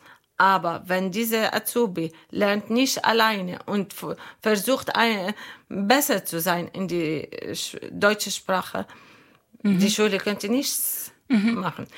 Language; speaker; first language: German; non-native, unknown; Arabic